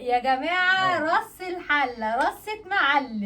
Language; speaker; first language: Arabic; native; Arabic